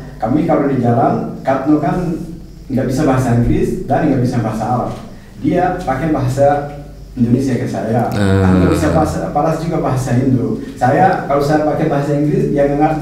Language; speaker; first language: Indonesian; non-native, fluent; Arabic